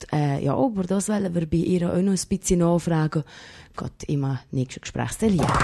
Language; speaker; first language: German; native; German